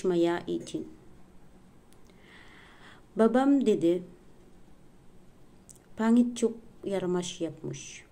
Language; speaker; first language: Turkish; non-native, learner; Filipino